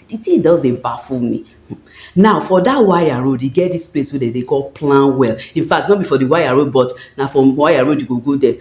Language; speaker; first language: Nigerian Pidgin; native; Nigerian Pidgin